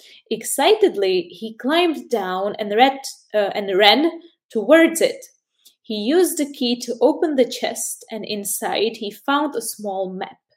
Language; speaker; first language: English; non-native, fluent; Czech